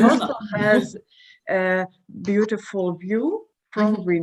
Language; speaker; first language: English; non-native, learner; Russian